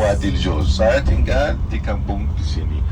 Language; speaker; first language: Indonesian; non-native, fluent; Arabic